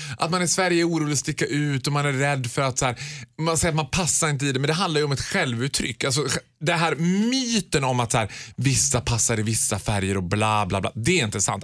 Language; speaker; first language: Swedish; native; Swedish